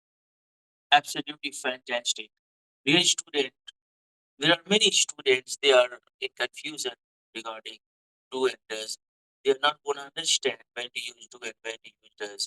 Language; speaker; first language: English; non-native, fluent; Hindi